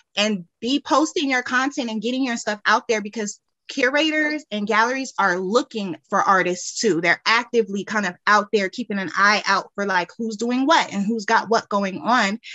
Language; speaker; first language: English; native; English